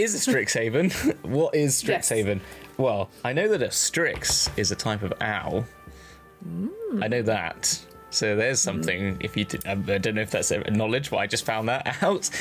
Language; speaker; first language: English; native; English